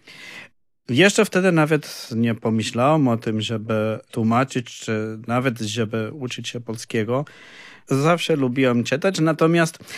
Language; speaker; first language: Polish; non-native, fluent; Spanish